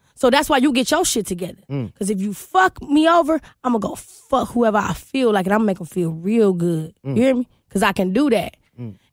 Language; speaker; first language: English; native; English